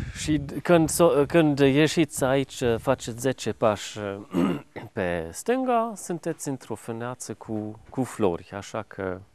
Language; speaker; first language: Romanian; non-native, fluent; Hungarian